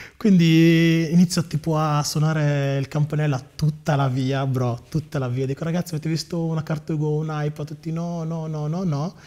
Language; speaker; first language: Italian; early bilingual, other home language; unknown